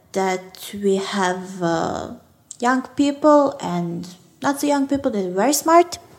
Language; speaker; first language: English; non-native, fluent; Serbian